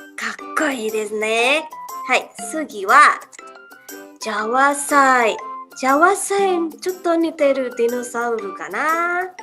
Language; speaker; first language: Japanese; non-native, learner; Indonesian